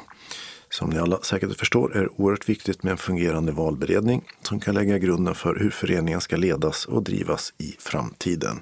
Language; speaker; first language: Swedish; native; Swedish